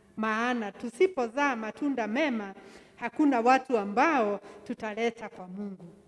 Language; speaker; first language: Swahili; non-native, local second language; Kikuyu